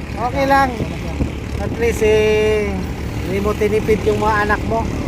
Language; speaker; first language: Filipino; native; Filipino